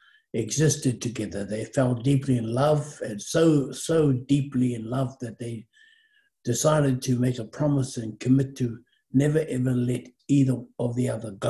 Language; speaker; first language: English; native; English